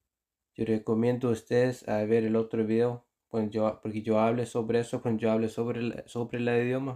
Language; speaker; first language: Spanish; non-native, fluent; Icelandic